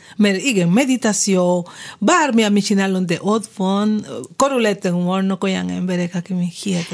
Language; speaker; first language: Hungarian; non-native, fluent; Spanish